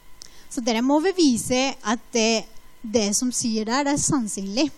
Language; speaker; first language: Norwegian; non-native, fluent; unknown